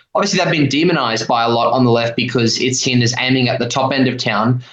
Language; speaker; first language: English; native; English